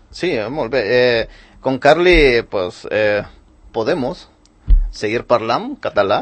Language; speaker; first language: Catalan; non-native, learner; Spanish